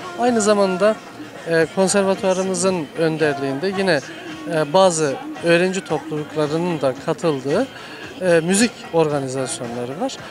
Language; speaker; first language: Turkish; native; Turkish